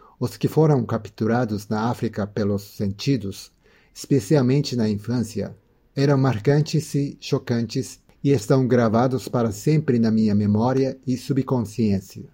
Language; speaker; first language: Portuguese; non-native, fluent; Japanese